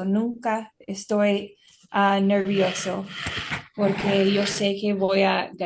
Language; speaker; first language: Spanish; non-native, learner; English